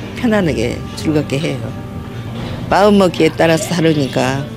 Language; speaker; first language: Korean; native; Korean